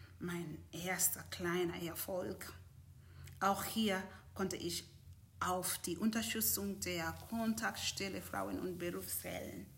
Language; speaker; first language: German; non-native, fluent; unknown